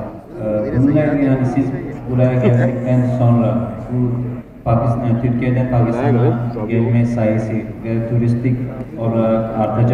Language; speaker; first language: Turkish; non-native, fluent; Urdu